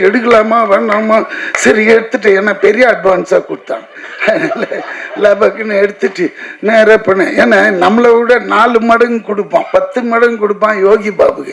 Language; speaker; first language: Tamil; native; Tamil